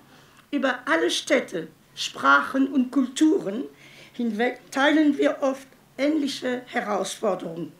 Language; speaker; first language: German; non-native, fluent; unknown